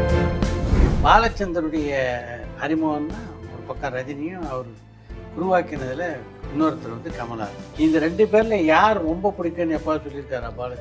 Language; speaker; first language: Tamil; native; Tamil